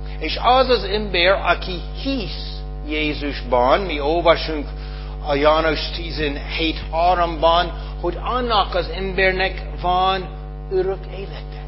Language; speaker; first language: Hungarian; non-native, fluent; English